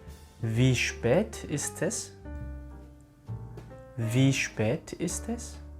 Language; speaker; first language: German; non-native, fluent; Korean